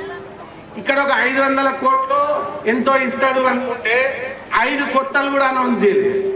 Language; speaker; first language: Telugu; native; Telugu